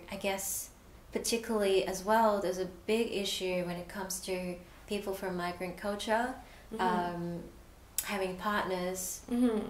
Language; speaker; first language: English; native; English